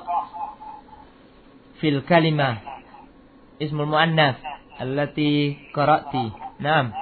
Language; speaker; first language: Arabic; non-native, fluent; Indonesian